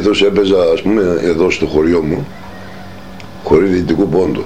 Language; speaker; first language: Greek; non-native, local second language; Turkish